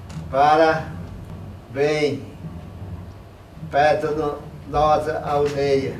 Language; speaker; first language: Portuguese; non-native, local second language; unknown